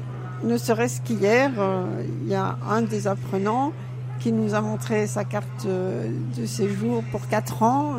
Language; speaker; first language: French; native; French